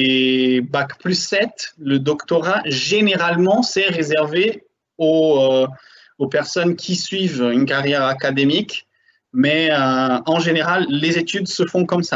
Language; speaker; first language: French; non-native, fluent; Portuguese